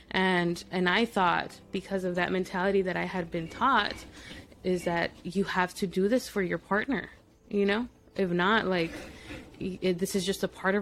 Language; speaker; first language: English; early bilingual, other home language; Spanish